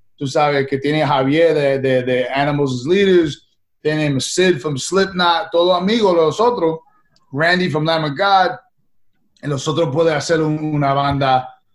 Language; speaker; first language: Spanish; early bilingual, heritage; Spanish